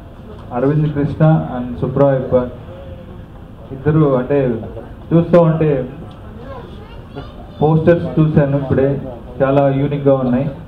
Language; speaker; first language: Telugu; native; Telugu